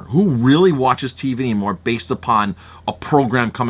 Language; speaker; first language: English; native; English